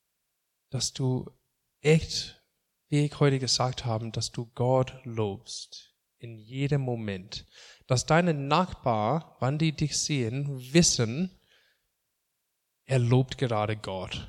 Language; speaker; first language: German; non-native, fluent; English